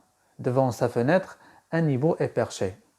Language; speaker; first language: French; non-native, local second language; Arabic